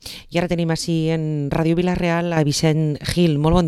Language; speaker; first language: Catalan; native; Catalan